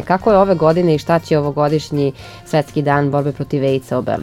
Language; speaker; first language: Serbian; native; Serbian